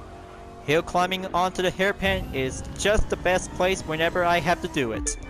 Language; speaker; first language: English; non-native, fluent; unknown